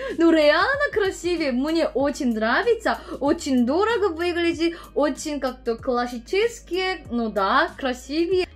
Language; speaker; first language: Russian; non-native, learner; Korean